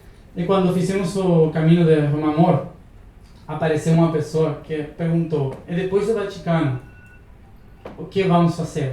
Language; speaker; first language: Portuguese; non-native, learner; Spanish